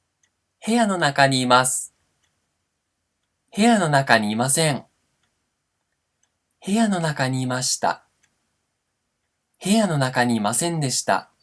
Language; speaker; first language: Japanese; non-native, fluent; Portuguese